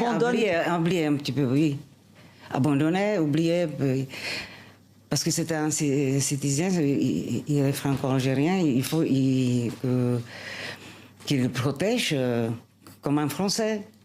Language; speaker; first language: French; non-native, fluent; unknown